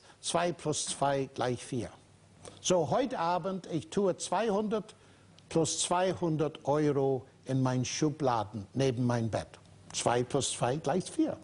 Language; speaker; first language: German; non-native, fluent; English